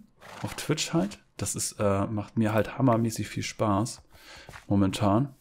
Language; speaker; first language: German; native; German